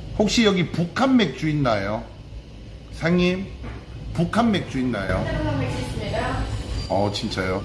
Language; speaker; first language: Korean; native; Korean